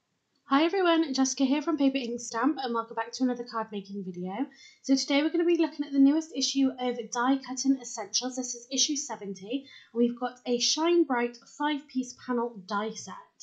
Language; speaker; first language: English; native; English